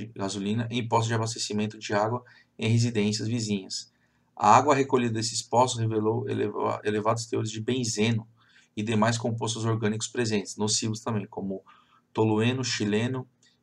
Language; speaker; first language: Portuguese; native; Portuguese